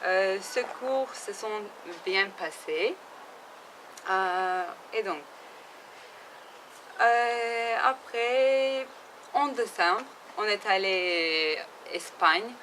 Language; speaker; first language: French; non-native, learner; Turkish